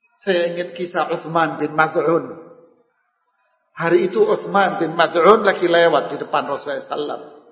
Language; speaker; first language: Indonesian; non-native, local second language; Javanese